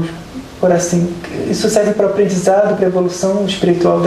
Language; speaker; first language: Portuguese; native; Portuguese